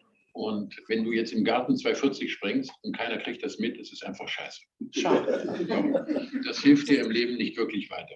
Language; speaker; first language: German; native; German